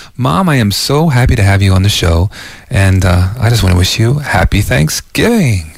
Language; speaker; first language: English; native; English